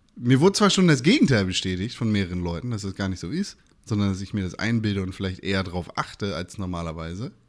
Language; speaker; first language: German; native; German